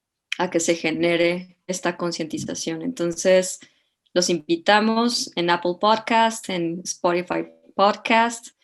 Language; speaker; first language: Spanish; native; Spanish